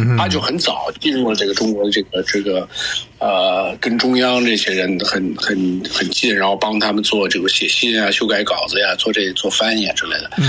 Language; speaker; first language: Chinese; native; Chinese